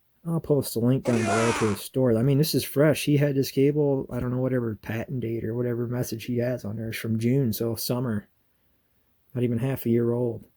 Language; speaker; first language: English; native; English